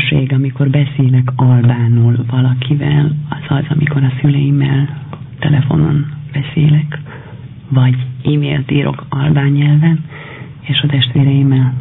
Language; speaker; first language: Hungarian; non-native, fluent; Albanian